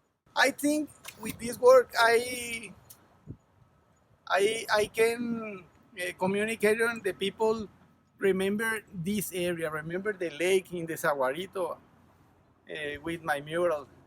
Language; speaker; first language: English; non-native, learner; Spanish